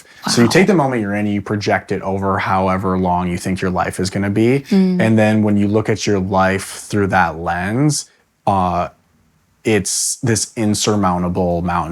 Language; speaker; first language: English; native; English